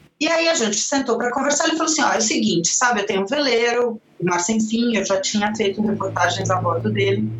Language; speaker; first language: Portuguese; non-native, fluent; Spanish